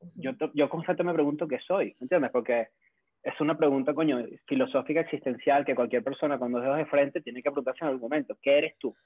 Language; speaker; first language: Spanish; native; Spanish